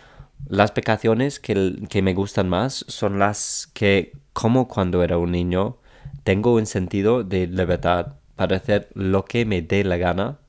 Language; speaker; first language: Spanish; non-native, fluent; English